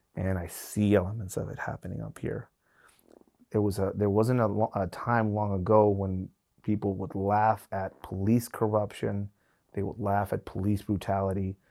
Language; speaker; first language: English; non-native, fluent; Spanish